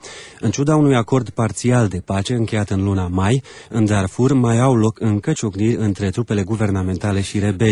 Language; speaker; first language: Romanian; native; Romanian